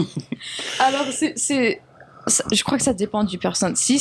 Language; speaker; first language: French; non-native, local second language; English